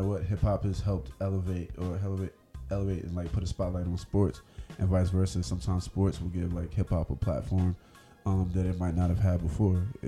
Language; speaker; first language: English; native; English